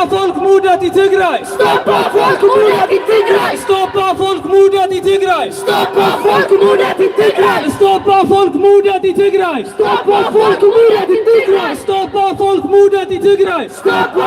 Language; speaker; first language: Swedish; early bilingual, other home language; Tigrinya